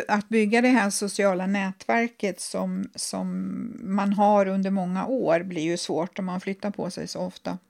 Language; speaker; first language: Swedish; native; Swedish